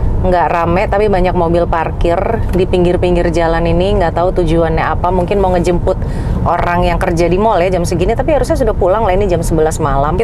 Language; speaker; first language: Indonesian; native; Indonesian